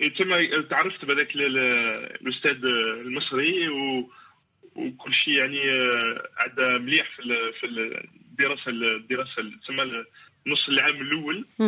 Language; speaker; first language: Arabic; early bilingual, heritage; Arabic